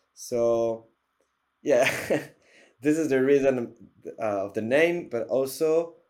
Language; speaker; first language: English; non-native, fluent; French